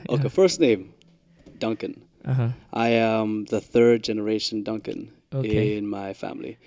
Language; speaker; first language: English; early bilingual, other home language; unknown